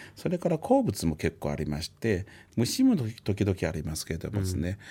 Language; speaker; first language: Japanese; non-native, fluent; Chinese